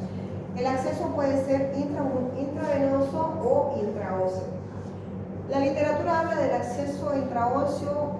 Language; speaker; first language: Spanish; native; Spanish